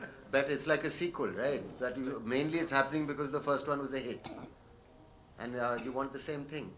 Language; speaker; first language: English; non-native, local second language; Hindi